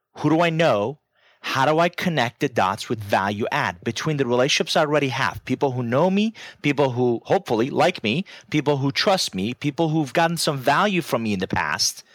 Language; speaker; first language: English; non-native, fluent; Persian